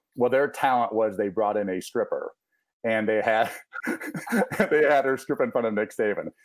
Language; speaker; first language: English; native; English